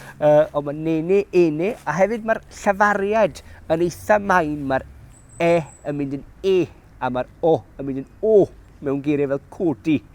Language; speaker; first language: Welsh; native; Welsh